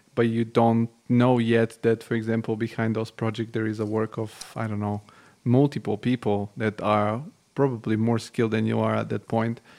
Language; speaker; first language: English; non-native, fluent; Bulgarian